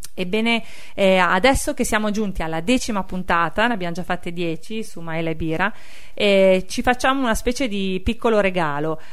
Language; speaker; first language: Italian; native; Italian